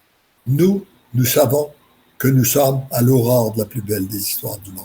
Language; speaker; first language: French; native; French